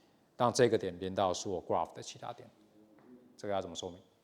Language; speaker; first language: Chinese; native; Chinese